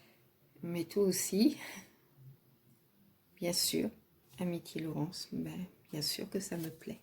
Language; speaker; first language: French; native; French